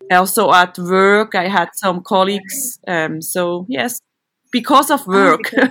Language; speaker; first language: English; non-native, fluent; Swiss German